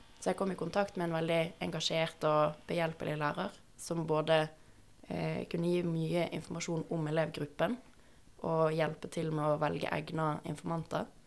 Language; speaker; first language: Norwegian; native; Norwegian